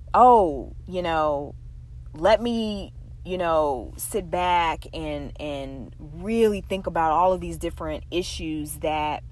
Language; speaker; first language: English; native; English